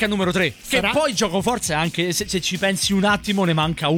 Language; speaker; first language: Italian; native; Italian